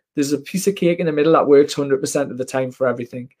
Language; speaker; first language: English; native; English